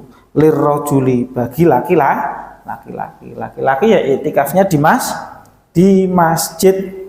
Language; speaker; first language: Indonesian; non-native, local second language; Javanese